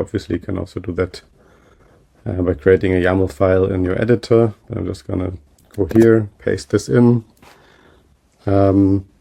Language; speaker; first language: English; non-native, fluent; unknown